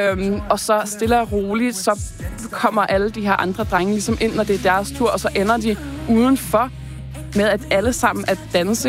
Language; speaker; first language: Danish; native; Danish